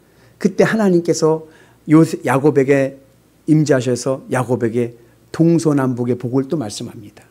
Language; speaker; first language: Korean; native; Korean